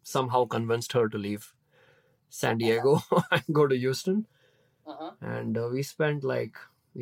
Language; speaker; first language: English; non-native, local second language; Hindi